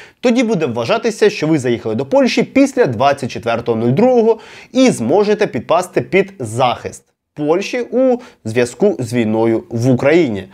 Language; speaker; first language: Ukrainian; non-native, local second language; Russian